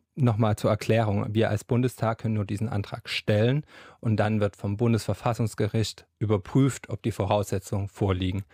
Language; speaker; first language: German; native; German